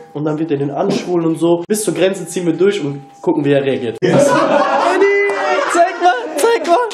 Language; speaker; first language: German; early bilingual, other home language; Turkish